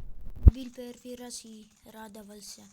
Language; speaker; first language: Russian; non-native, fluent; Armenian